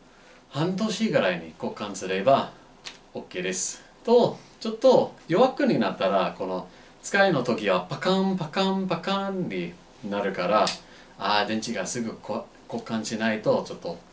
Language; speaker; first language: Japanese; non-native, fluent; English